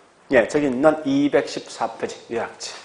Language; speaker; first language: Korean; native; Korean